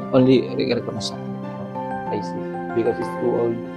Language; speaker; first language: English; non-native, learner; Filipino